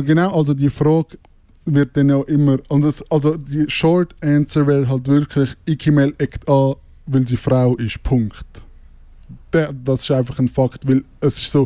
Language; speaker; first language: German; native; German